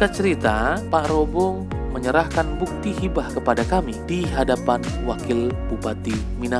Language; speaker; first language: Indonesian; native; Indonesian